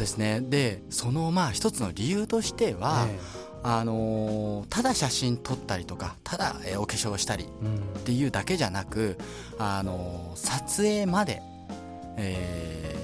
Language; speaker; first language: Japanese; native; Japanese